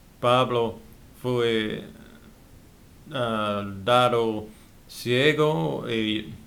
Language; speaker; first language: Spanish; non-native, learner; English